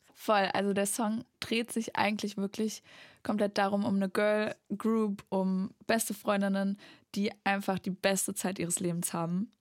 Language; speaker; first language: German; native; German